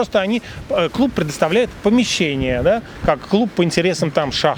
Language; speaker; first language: Russian; native; Russian